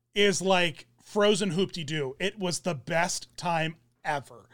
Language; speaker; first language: English; early bilingual, other home language; German